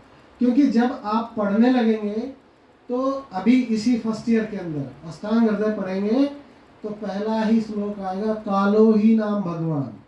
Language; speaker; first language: Hindi; native; Hindi